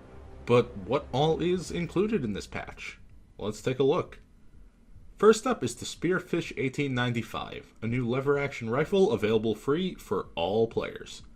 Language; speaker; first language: English; native; English